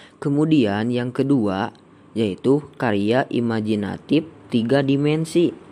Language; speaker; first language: Indonesian; native; Indonesian